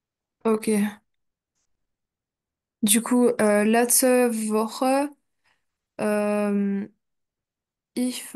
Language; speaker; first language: German; non-native, learner; French